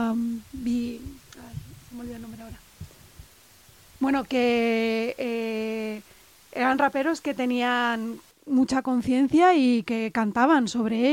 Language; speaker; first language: Spanish; native; Spanish